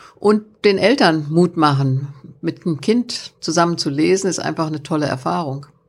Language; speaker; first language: German; native; German